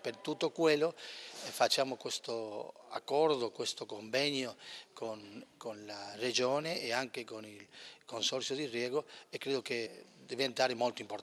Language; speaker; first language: Italian; non-native, fluent; Spanish